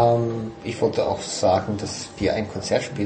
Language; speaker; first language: German; non-native, fluent; English